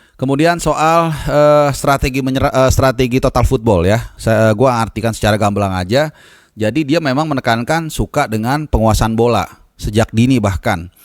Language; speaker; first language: Indonesian; native; Indonesian